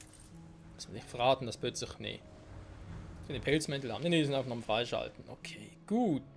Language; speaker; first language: German; native; German